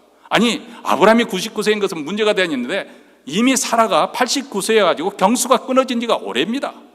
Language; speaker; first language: Korean; native; Korean